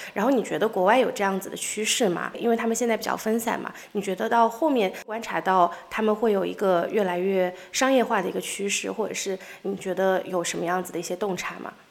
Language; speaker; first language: Chinese; native; Chinese